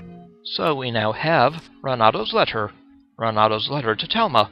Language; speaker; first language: English; native; English